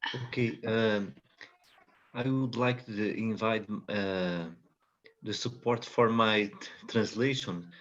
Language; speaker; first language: English; non-native, learner; Portuguese